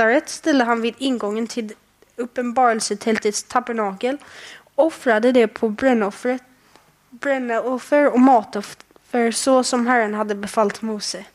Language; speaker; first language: Swedish; native; Swedish